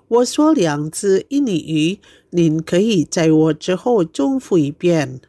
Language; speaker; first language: Chinese; non-native, fluent; Indonesian